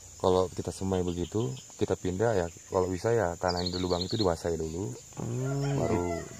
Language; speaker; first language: Indonesian; native; Indonesian